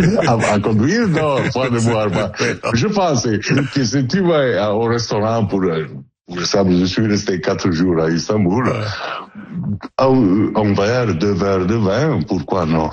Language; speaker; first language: French; non-native, learner; Italian